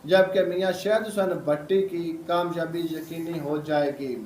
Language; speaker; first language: Urdu; non-native, local second language; Punjabi